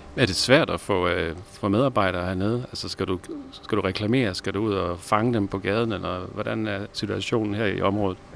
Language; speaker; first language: Danish; native; Danish